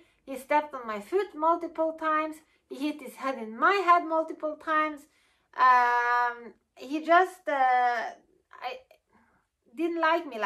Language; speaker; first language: English; non-native, fluent; Norwegian